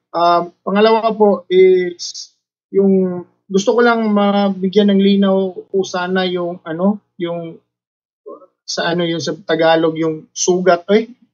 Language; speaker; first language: Filipino; non-native, local second language; Cebuano